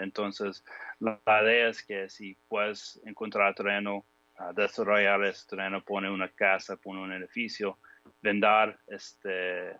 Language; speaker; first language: Spanish; non-native, fluent; English